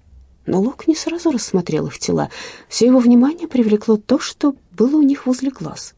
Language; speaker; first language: Russian; native; Russian